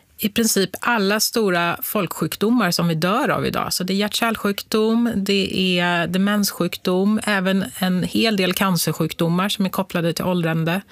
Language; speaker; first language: Swedish; native; Swedish